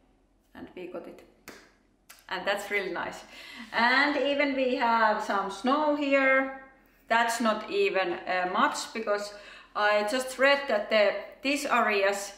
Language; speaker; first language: English; non-native, fluent; Finnish